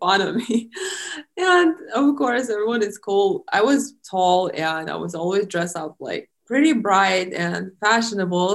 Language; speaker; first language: English; non-native, fluent; Russian